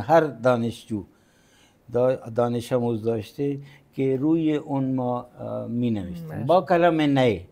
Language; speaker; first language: Persian; non-native, fluent; Punjabi